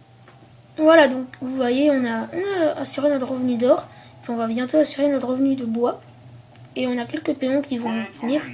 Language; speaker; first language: French; native; French